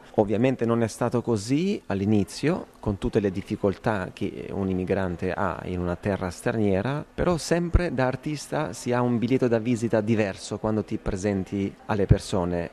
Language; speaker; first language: Italian; non-native, fluent; Albanian